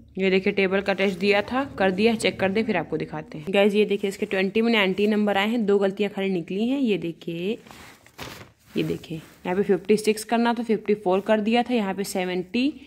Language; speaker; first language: Hindi; native; Hindi